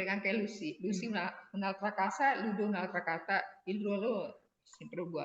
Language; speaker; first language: Italian; non-native, learner; Indonesian